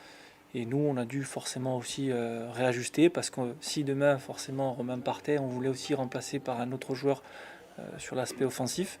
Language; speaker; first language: French; native; French